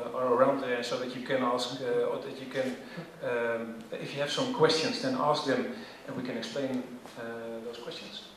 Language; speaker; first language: English; non-native, fluent; Dutch